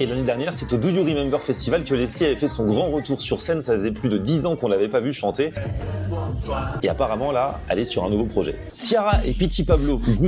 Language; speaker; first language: French; native; French